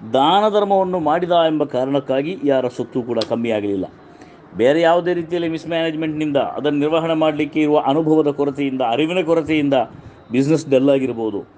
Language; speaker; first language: Kannada; non-native, local second language; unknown